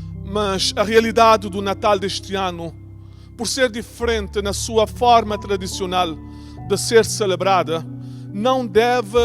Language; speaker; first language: Portuguese; native; Portuguese